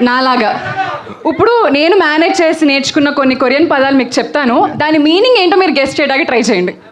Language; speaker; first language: Telugu; native; Telugu